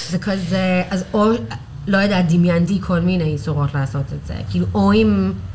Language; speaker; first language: Hebrew; non-native, fluent; English